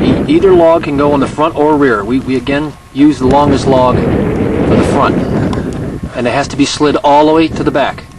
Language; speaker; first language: English; native; English